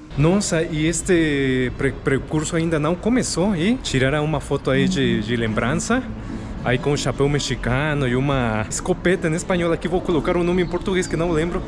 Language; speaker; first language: Portuguese; non-native, fluent; Spanish